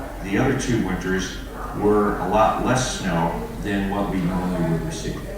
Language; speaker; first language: English; native; English